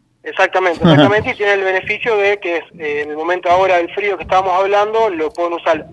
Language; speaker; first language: Spanish; native; Spanish